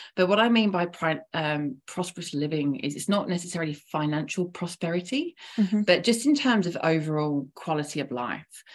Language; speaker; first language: English; native; English